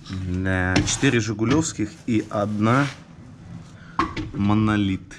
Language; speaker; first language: Russian; native; Russian